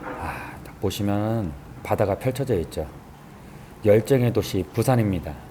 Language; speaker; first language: Korean; native; Korean